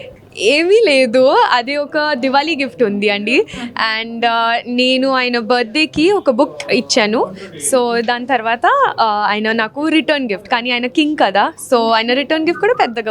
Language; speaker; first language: Telugu; non-native, local second language; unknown